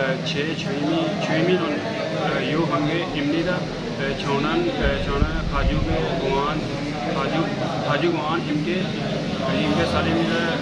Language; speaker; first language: Korean; non-native, learner; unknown